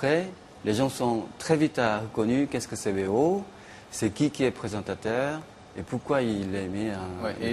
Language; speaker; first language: French; non-native, fluent; Korean